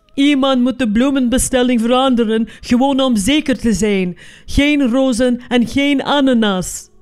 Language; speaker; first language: Dutch; non-native, fluent; English